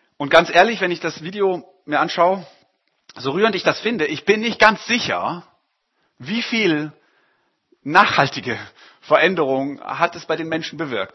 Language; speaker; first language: German; native; German